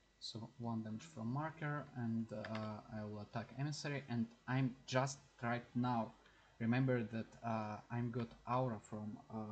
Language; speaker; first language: English; non-native, learner; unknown